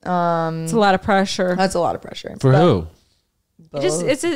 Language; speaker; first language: English; native; English